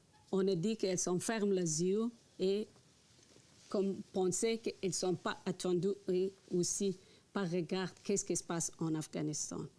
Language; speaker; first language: French; non-native, learner; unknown